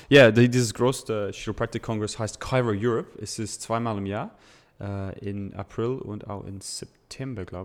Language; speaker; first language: German; non-native, learner; English